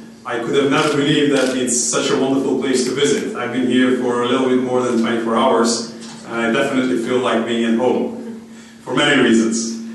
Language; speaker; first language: English; non-native, fluent; Macedonian